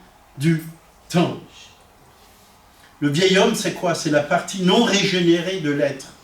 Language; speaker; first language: French; native; French